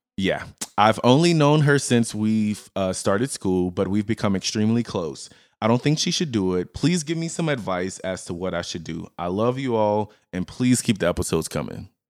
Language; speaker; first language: English; native; English